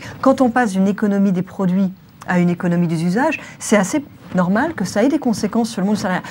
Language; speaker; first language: French; native; French